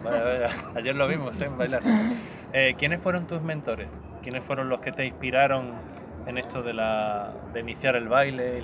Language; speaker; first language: Spanish; native; Spanish